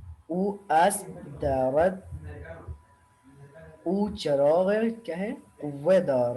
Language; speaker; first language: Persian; non-native, learner; Urdu